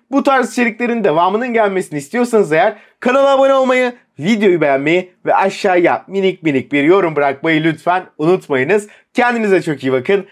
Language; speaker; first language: Turkish; native; Turkish